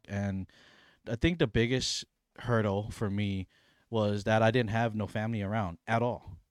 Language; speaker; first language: English; native; English